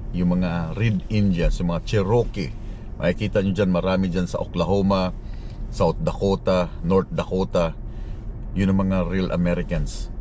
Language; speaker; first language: Filipino; native; Filipino